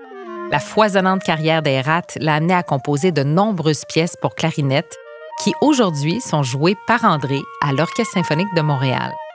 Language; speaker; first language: French; native; French